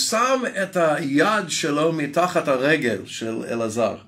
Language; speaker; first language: Hebrew; non-native, fluent; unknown